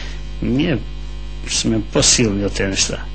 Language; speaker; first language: Bulgarian; early bilingual, heritage; Bulgarian